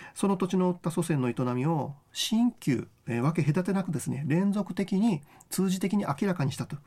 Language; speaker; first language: Japanese; native; Japanese